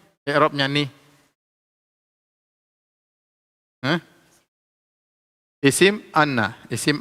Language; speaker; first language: Arabic; non-native, fluent; Indonesian